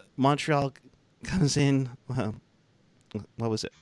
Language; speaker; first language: English; native; English